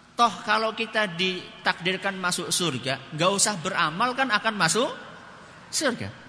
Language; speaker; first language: Indonesian; non-native, local second language; Javanese